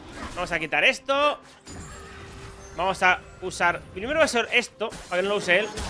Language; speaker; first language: Spanish; native; Spanish